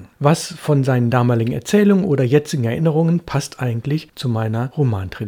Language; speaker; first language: German; native; German